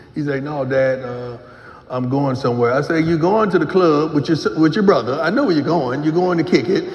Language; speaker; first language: English; native; English